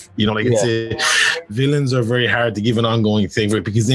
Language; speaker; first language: English; native; English